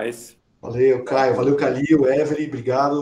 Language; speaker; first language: Portuguese; native; Portuguese